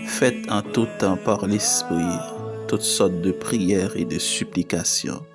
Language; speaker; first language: French; non-native, learner; Haitian Creole